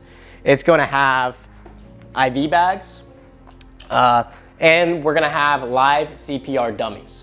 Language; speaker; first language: English; native; English